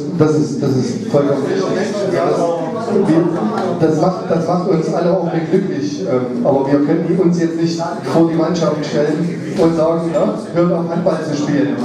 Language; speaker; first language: German; native; German